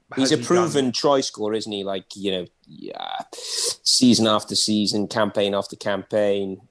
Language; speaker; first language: English; native; English